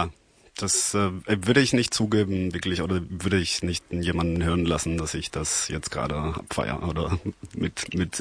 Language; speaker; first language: German; non-native, fluent; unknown